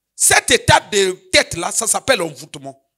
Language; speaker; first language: French; non-native, local second language; Lingala